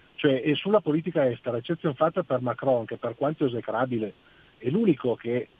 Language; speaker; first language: Italian; non-native, fluent; Arabic